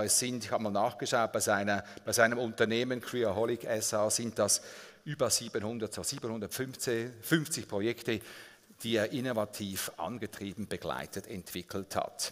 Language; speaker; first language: German; native; German